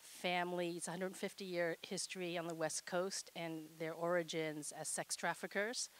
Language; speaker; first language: English; native; English